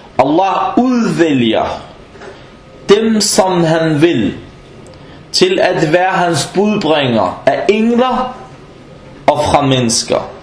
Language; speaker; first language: Danish; non-native, fluent; Arabic